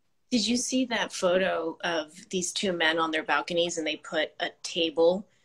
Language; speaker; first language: English; early bilingual, other home language; Spanish